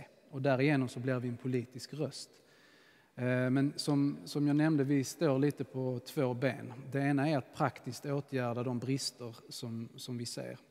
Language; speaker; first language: Swedish; native; Swedish